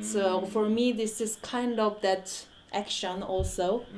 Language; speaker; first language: English; non-native, fluent; Korean